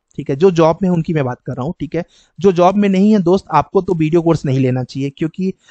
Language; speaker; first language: Hindi; native; Hindi